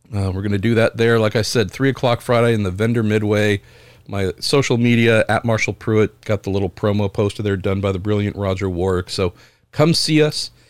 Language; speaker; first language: English; native; English